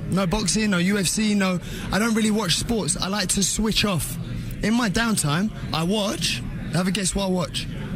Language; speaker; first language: English; early bilingual, other home language; Spanish